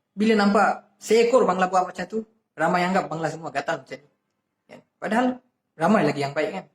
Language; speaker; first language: Malay; non-native, fluent; Bangla